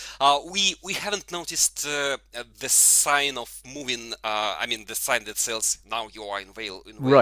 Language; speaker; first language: English; non-native, fluent; Russian